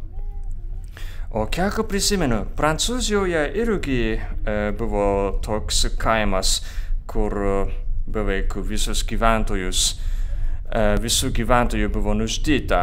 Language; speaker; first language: Lithuanian; non-native, fluent; Japanese